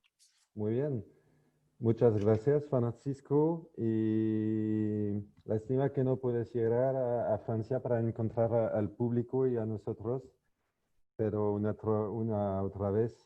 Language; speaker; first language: Spanish; non-native, fluent; French